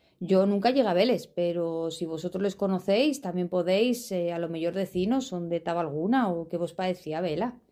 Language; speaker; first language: Asturian; non-native, local second language; Spanish